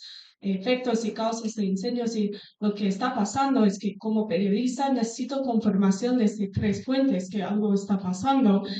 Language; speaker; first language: Spanish; non-native, fluent; English